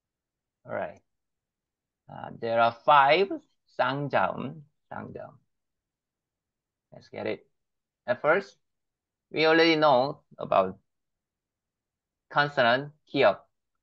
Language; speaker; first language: English; non-native, learner; Korean